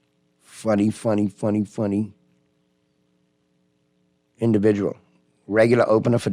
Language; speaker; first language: English; native; English